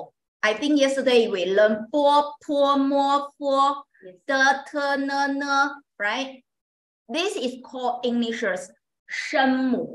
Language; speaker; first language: English; non-native, learner; Chinese